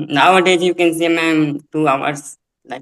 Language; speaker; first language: English; non-native, learner; Hindi